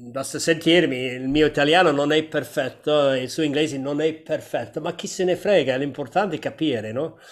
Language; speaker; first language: Italian; non-native, fluent; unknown